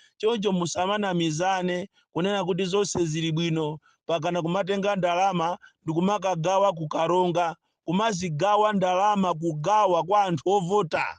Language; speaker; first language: Nyanja; non-native, local second language; Yao